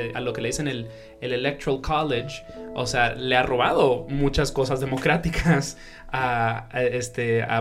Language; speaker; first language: Spanish; native; Spanish